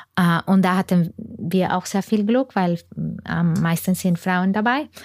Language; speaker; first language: German; non-native, fluent; Spanish